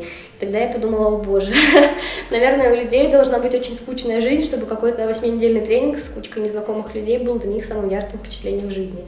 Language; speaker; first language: Russian; native; Russian